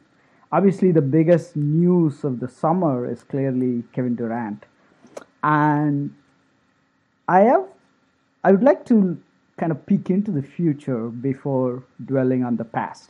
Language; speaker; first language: English; non-native, local second language; Tamil